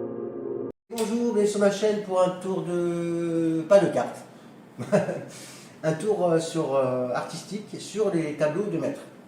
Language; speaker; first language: French; native; French